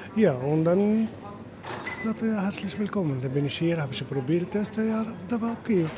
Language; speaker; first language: German; non-native, learner; Arabic